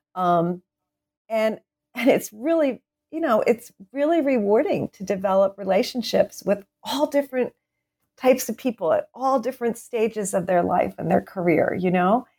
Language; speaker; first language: English; native; English